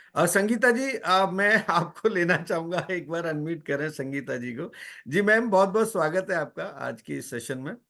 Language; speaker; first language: Hindi; native; Hindi